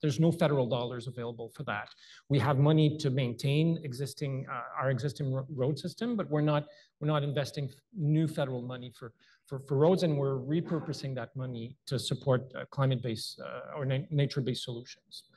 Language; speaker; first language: English; non-native, local second language; French